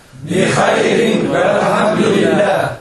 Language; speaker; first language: Arabic; non-native, learner; Turkish